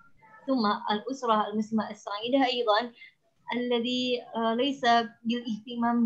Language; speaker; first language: Arabic; non-native, learner; Indonesian